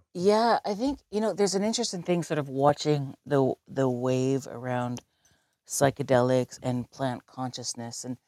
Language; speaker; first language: English; native; English